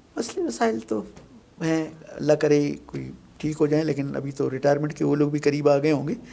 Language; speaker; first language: Urdu; non-native, local second language; Sindhi